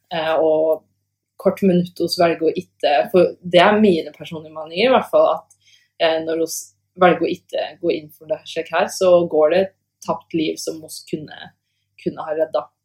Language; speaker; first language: Norwegian; native; Norwegian